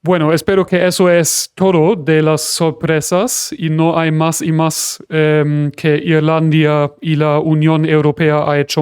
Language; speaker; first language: Spanish; non-native, fluent; German